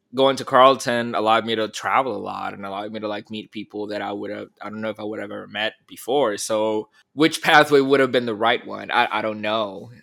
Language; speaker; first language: English; early bilingual, other home language; Spanish